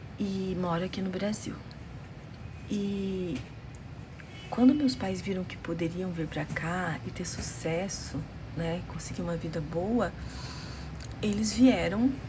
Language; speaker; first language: Portuguese; early bilingual, other home language; Romanian